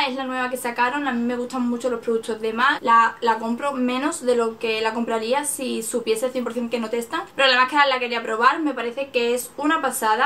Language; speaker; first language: Spanish; native; Spanish